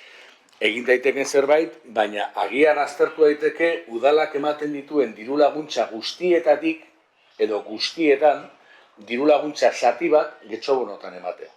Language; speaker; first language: Basque; native; Basque